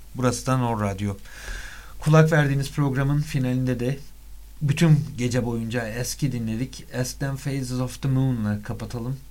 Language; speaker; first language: Turkish; native; Turkish